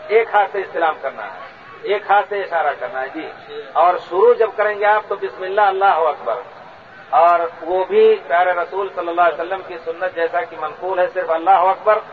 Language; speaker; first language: Urdu; native; Urdu